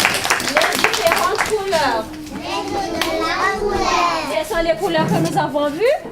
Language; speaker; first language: French; non-native, local second language; Malagasy